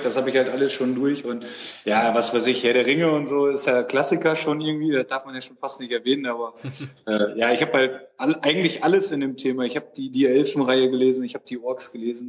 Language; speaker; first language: German; native; German